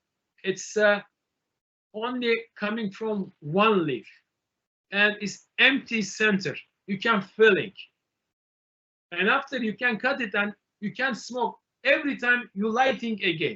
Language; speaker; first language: English; non-native, learner; Turkish